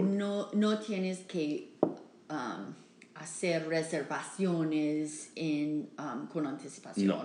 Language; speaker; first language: Spanish; non-native, learner; English